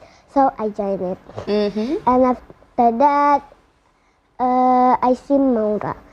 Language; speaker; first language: English; non-native, learner; Indonesian